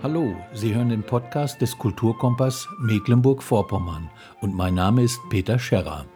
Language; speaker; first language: German; native; German